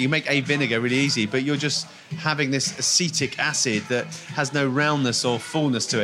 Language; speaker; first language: English; native; English